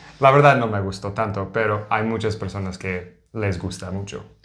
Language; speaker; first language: Spanish; non-native, learner; English